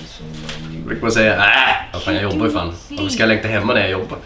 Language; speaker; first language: Swedish; native; Swedish